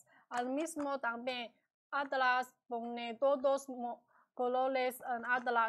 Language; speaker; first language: Spanish; non-native, learner; Chinese